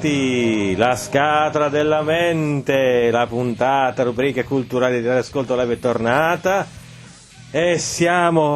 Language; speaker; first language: Italian; native; Italian